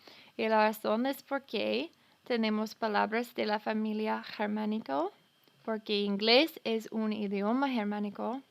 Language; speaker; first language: Spanish; non-native, fluent; English